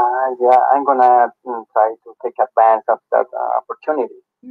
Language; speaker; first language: English; non-native, learner; Spanish